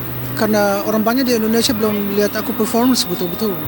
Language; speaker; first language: Indonesian; early bilingual, heritage; Indonesian